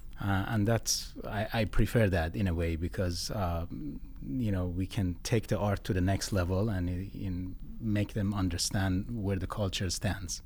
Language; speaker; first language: English; non-native, fluent; Persian